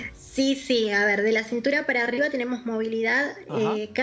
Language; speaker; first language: Spanish; native; Spanish